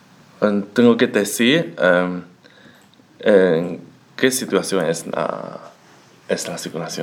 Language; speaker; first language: Spanish; non-native, learner; Chinese